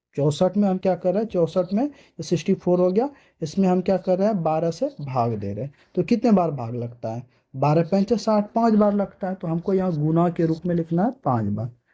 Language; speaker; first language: Hindi; native; Hindi